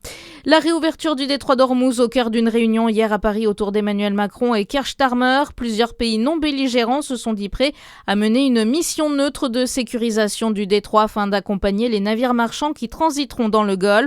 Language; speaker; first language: French; native; French